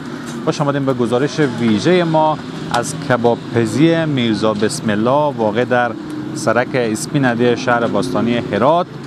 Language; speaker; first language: Persian; native; Persian